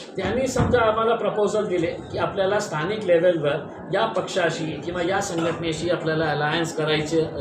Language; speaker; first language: Marathi; non-native, local second language; Urdu